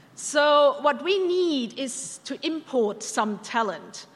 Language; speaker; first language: English; non-native, fluent; German